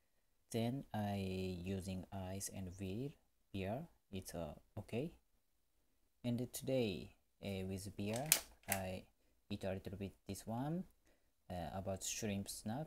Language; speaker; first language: English; non-native, learner; Japanese